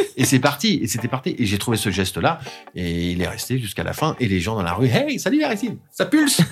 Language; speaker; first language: French; native; French